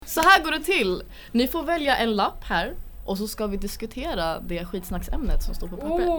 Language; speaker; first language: Swedish; native; Swedish